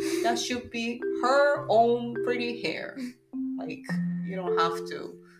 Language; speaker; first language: English; non-native, fluent; Japanese